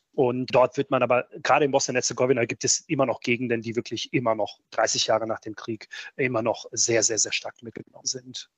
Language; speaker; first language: German; early bilingual, other home language; Bosnian